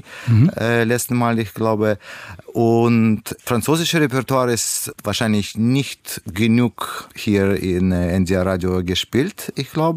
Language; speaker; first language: German; non-native, learner; Russian